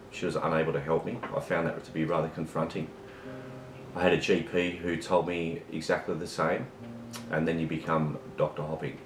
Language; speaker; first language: English; native; English